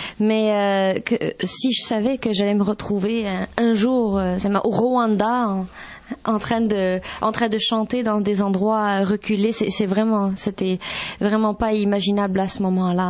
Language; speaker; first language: French; non-native, local second language; Arabic